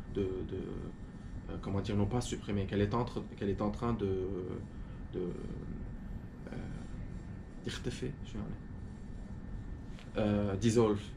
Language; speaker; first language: French; non-native, fluent; Arabic